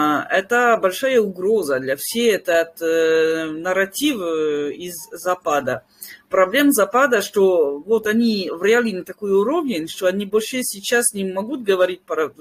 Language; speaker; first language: Russian; non-native, fluent; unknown